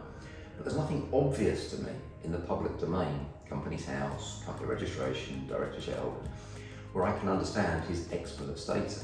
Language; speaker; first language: English; native; English